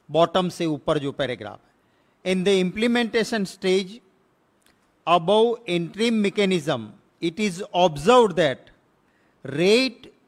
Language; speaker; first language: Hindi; non-native, local second language; Gujarati